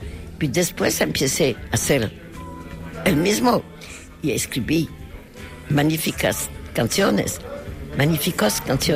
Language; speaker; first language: Spanish; non-native, learner; French